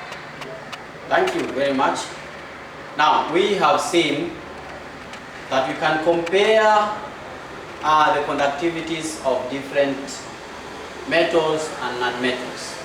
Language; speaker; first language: English; non-native, local second language; Swahili